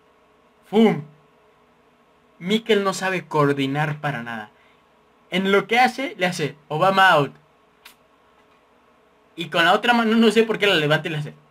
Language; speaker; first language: Spanish; native; Spanish